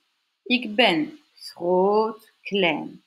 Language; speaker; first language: Dutch; non-native, local second language; French